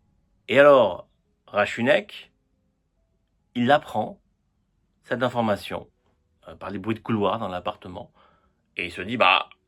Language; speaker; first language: French; native; French